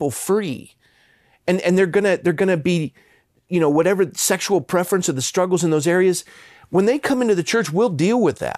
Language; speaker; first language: English; native; English